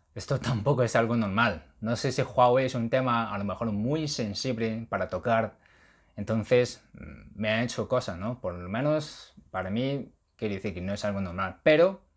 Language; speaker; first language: Spanish; non-native, fluent; Chinese